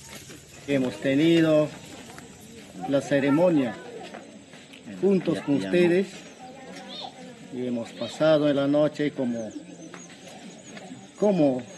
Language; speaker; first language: Spanish; non-native, local second language; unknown